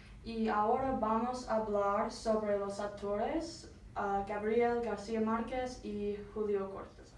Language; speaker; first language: Spanish; non-native, learner; English